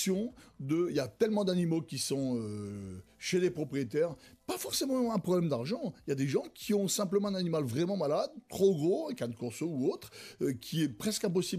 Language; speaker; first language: French; native; French